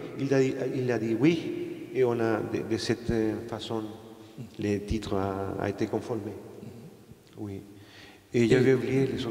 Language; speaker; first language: French; non-native, fluent; Spanish